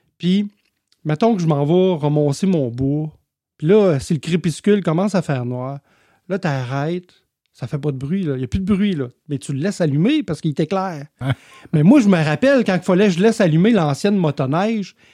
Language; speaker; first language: French; native; French